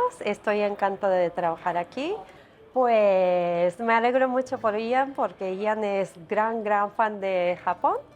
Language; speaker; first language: Spanish; non-native, fluent; Japanese